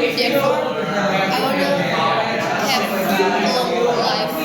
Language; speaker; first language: English; non-native, learner; Indonesian